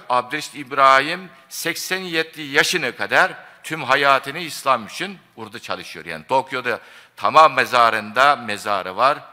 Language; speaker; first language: Turkish; non-native, fluent; Japanese